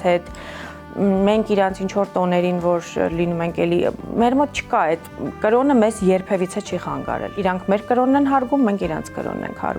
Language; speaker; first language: Armenian; native; Armenian